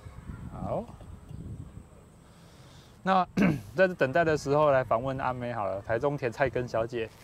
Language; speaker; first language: Chinese; native; Chinese